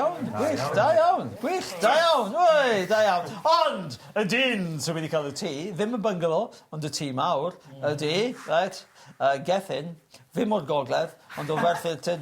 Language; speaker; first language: Welsh; non-native, fluent; English